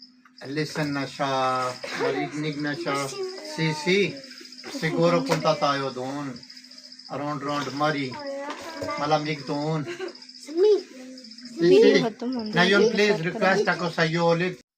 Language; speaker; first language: Filipino; non-native, learner; Punjabi